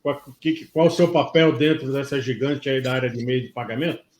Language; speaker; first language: Portuguese; native; Portuguese